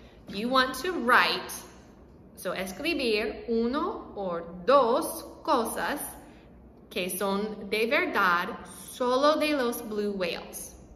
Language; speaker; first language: Spanish; non-native, learner; English